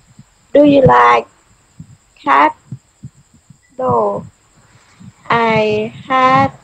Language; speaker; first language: English; non-native, learner; Khmer